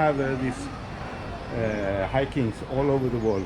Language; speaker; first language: English; non-native, learner; Swedish